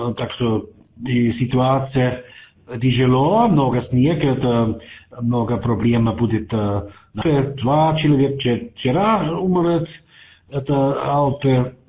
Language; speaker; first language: Russian; non-native, learner; German